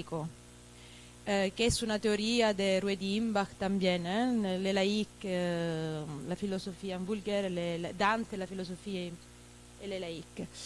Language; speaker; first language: Spanish; non-native, fluent; Italian